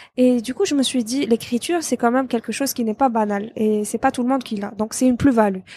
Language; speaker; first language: French; non-native, local second language; Arabic